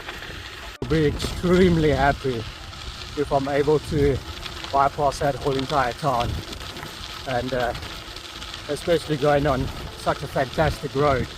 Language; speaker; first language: English; native; English